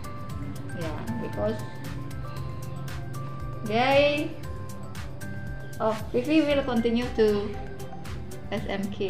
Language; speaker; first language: English; non-native, fluent; Indonesian